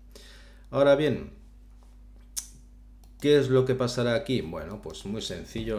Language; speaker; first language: Spanish; native; Spanish